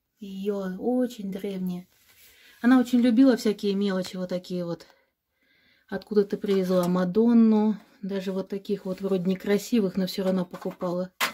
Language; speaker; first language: Russian; native; Russian